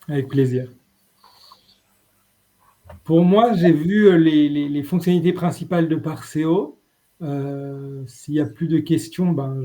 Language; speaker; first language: French; native; French